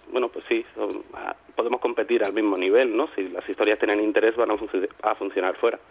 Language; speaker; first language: Spanish; native; Spanish